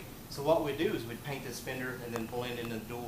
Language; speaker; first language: English; native; English